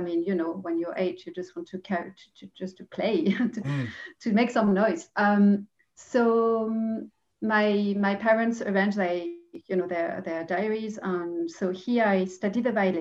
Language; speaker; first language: English; non-native, fluent; French